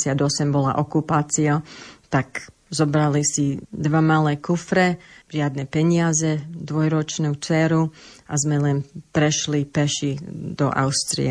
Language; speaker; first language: Slovak; early bilingual, heritage; Slovak